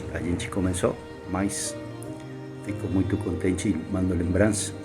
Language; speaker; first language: Portuguese; non-native, fluent; Spanish